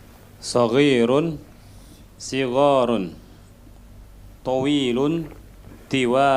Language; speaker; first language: Arabic; non-native, learner; Indonesian